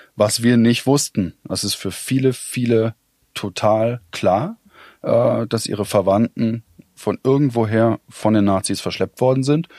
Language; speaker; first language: German; native; German